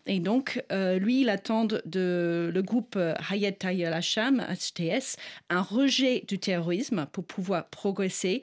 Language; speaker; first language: French; non-native, fluent; English